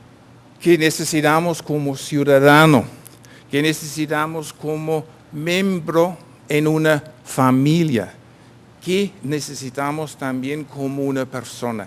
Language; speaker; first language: Spanish; non-native, fluent; German